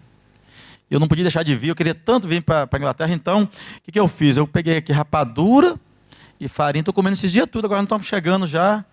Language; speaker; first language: Portuguese; native; Portuguese